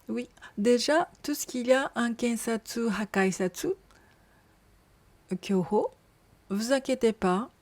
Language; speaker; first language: French; non-native, learner; Japanese